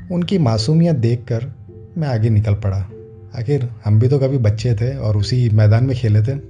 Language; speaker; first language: Hindi; non-native, local second language; Gujarati